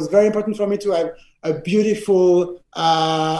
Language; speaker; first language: English; non-native, fluent; French